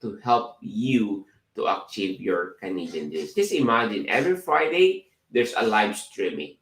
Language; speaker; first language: English; non-native, local second language; Filipino